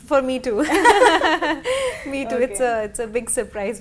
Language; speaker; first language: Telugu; non-native, learner; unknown